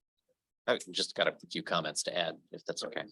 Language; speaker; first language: English; native; English